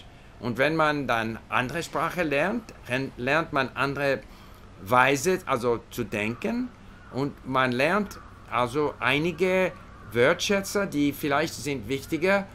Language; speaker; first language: German; non-native, learner; English